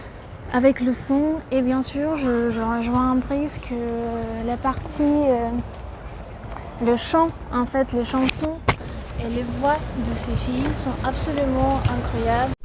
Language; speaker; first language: French; non-native, fluent; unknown